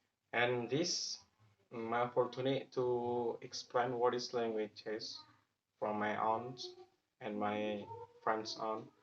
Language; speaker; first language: English; non-native, learner; Javanese